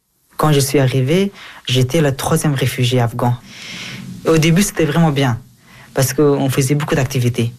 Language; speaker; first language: French; early bilingual, other home language; Persian